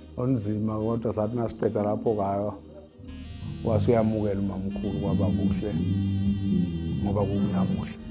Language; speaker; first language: Zulu; native; Zulu